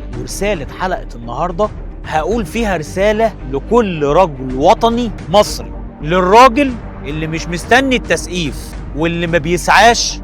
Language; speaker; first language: Arabic; native; Arabic